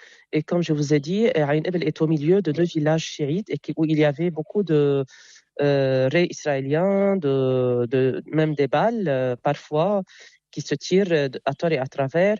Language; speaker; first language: French; non-native, local second language; Arabic